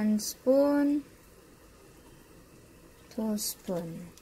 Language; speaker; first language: Korean; non-native, learner; Filipino